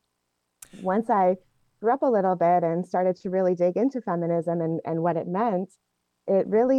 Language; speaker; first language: English; native; English